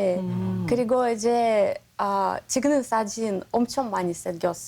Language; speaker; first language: Korean; non-native, learner; Russian